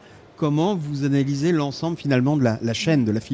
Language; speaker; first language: French; native; French